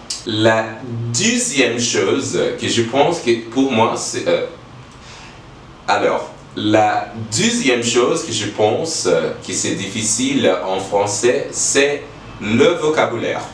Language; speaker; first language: French; non-native, learner; English